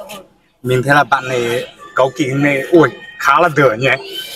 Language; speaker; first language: Vietnamese; native; Vietnamese